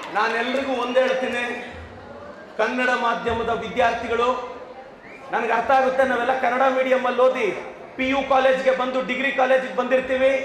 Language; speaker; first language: Kannada; non-native, local second language; Telugu